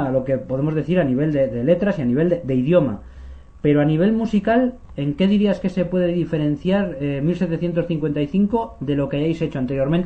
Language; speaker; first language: Spanish; native; Spanish